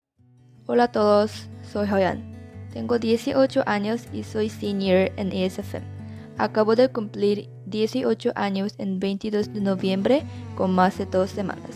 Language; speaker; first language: Spanish; non-native, learner; Korean